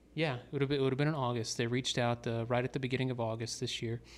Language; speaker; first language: English; native; English